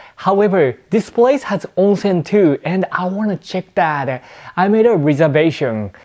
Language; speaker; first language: English; non-native, fluent; Japanese